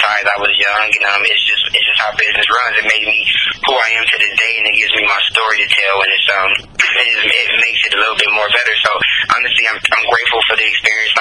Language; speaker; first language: English; native; English